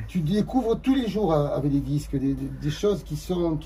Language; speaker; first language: French; native; French